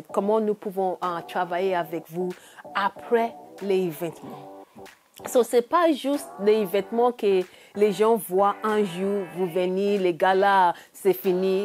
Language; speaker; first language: French; non-native, learner; English